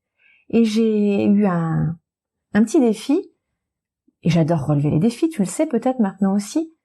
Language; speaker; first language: French; native; French